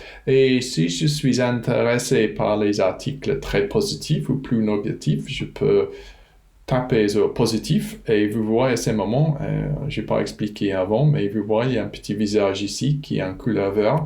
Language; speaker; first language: French; non-native, fluent; English